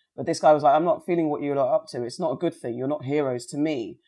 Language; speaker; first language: English; native; English